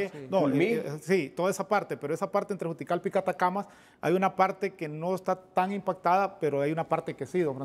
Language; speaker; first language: Spanish; native; Spanish